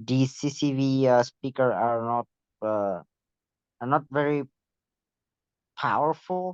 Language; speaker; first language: English; non-native, learner; Vietnamese